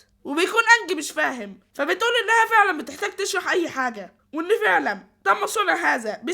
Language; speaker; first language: Arabic; native; Arabic